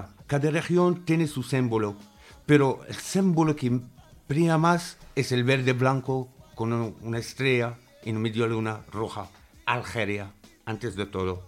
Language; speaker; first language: Spanish; non-native, fluent; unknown